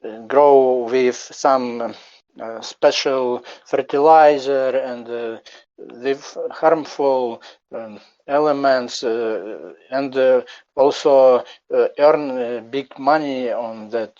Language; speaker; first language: English; non-native, learner; Ukrainian